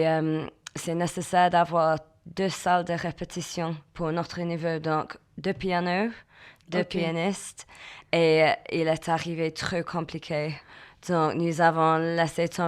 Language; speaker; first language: French; non-native, fluent; English